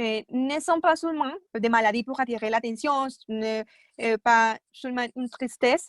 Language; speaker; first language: French; non-native, fluent; Spanish